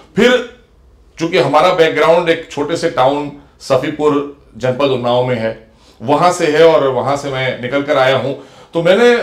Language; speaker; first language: Hindi; native; Hindi